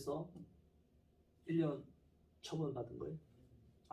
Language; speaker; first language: Korean; native; Korean